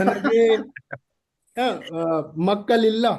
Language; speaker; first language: Kannada; non-native, learner; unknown